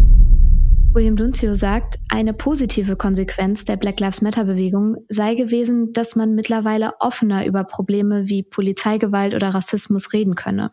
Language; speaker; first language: German; native; German